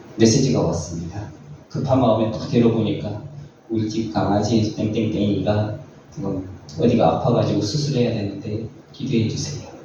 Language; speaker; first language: Korean; native; Korean